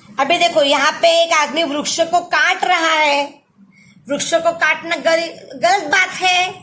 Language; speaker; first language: Hindi; non-native, local second language; Marathi